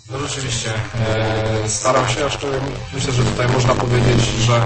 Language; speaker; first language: Polish; native; Polish